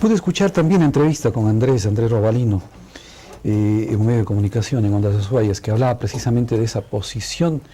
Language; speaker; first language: Spanish; native; Spanish